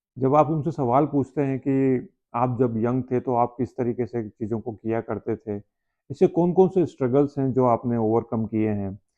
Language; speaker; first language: Hindi; native; Hindi